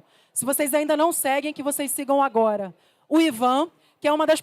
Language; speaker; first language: Portuguese; native; Portuguese